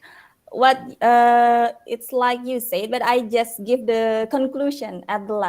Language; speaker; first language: English; non-native, learner; Indonesian